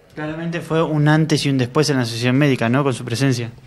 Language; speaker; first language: Spanish; native; Spanish